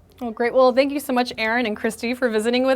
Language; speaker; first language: English; native; English